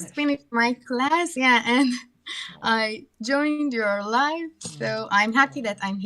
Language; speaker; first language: English; non-native, learner; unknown